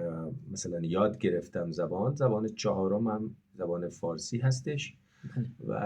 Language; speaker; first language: Persian; non-native, fluent; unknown